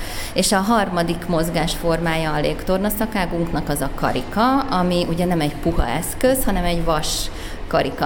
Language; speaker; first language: Hungarian; native; Hungarian